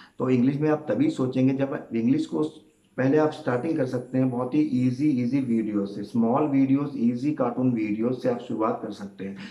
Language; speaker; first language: Hindi; native; Hindi